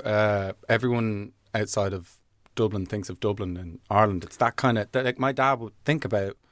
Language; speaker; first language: English; native; English